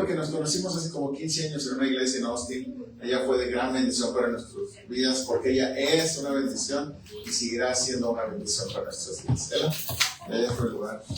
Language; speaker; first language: Spanish; native; Spanish